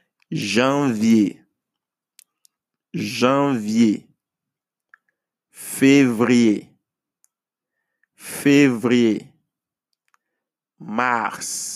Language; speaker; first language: French; non-native, fluent; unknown